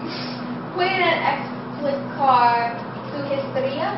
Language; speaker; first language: Spanish; non-native, learner; English